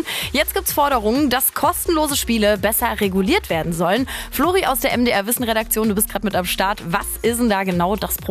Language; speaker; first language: German; native; German